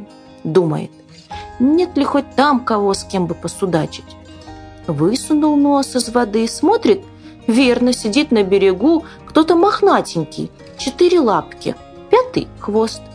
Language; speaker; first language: Russian; native; Russian